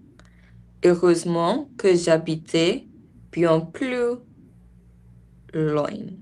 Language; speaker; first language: French; non-native, learner; English